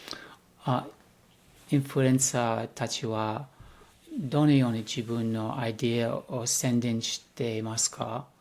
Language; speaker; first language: Japanese; non-native, learner; English